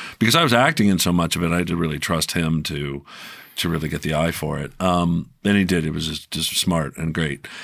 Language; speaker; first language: English; native; English